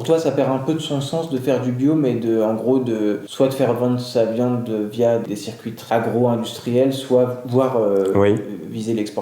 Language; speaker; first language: French; native; French